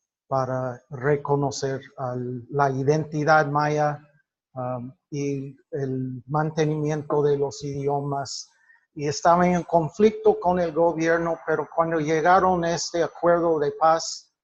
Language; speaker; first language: Spanish; non-native, fluent; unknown